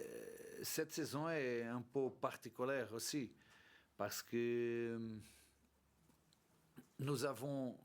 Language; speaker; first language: French; non-native, learner; Portuguese